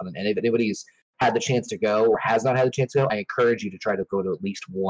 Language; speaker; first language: English; native; English